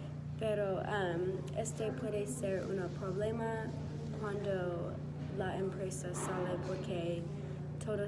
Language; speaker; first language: Spanish; non-native, learner; English